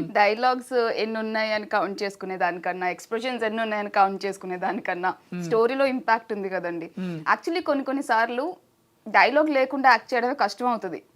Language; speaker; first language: Telugu; native; Telugu